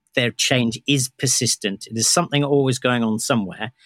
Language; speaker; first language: English; native; English